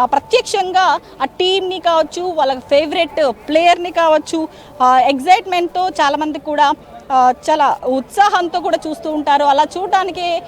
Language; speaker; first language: Telugu; native; Telugu